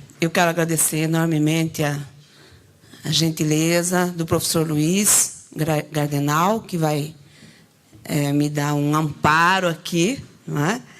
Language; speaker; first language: Portuguese; native; Portuguese